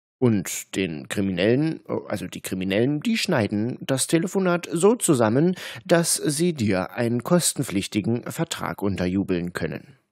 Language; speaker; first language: German; native; German